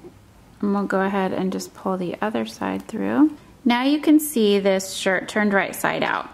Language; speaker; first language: English; native; English